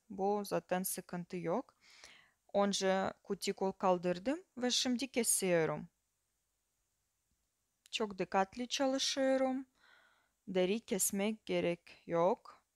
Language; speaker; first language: Turkish; non-native, fluent; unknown